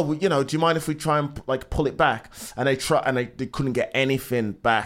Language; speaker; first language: English; native; English